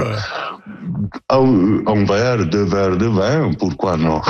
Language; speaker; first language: French; non-native, fluent; Italian